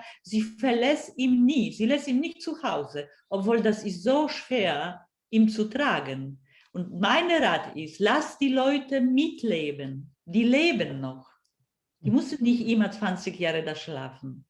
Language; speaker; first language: German; non-native, fluent; Polish